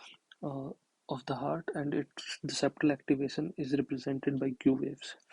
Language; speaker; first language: English; non-native, local second language; Hindi